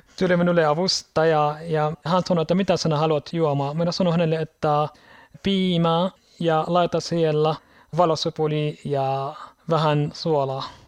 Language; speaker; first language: Finnish; non-native, learner; Arabic